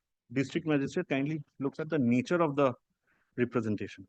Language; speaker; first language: English; non-native, local second language; Bangla